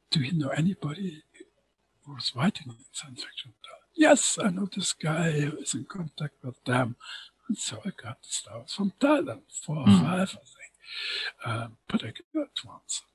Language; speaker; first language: English; non-native, fluent; German